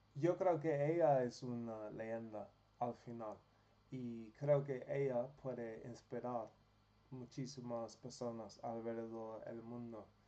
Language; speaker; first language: Spanish; non-native, learner; English